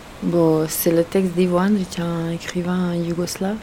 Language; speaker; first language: French; non-native, fluent; Serbian